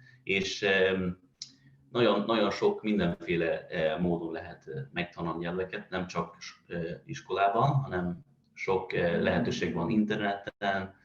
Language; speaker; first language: Hungarian; non-native, fluent; Swedish